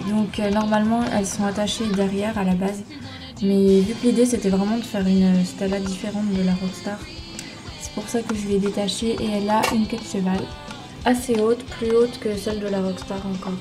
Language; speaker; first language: French; native; French